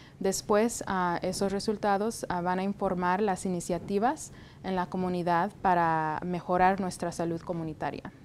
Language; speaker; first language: Spanish; early bilingual, heritage; Spanish